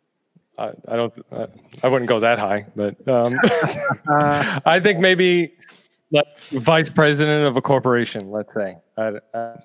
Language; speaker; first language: English; native; English